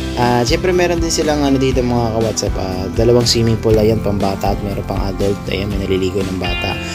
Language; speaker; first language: Filipino; non-native, local second language; Cebuano